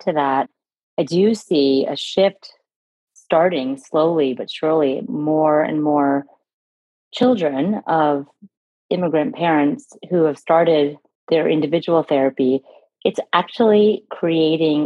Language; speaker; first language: English; native; English